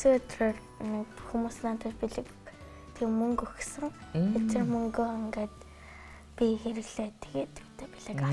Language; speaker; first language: Mongolian; early bilingual, heritage; Mongolian